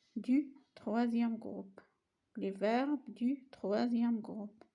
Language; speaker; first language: French; non-native, local second language; Arabic